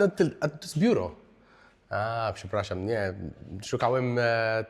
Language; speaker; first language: Polish; non-native, learner; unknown